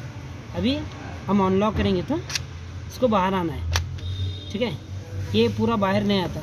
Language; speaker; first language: Hindi; native; Hindi